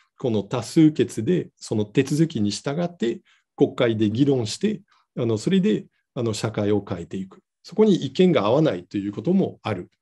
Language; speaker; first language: Japanese; non-native, fluent; Dutch